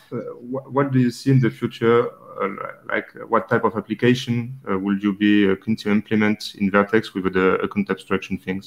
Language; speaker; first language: English; non-native, fluent; French